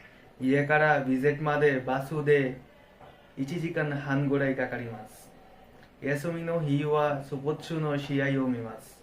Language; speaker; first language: Japanese; non-native, learner; Bangla